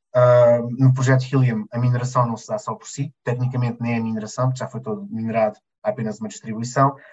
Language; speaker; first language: Portuguese; native; Portuguese